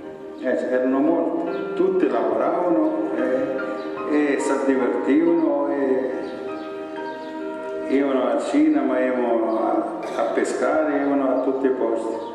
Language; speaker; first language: Italian; early bilingual, heritage; Italian